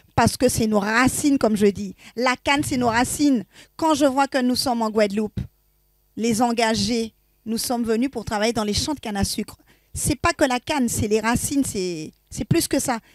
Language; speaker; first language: French; native; French